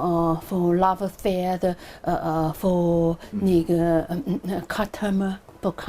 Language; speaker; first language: English; non-native, learner; Chinese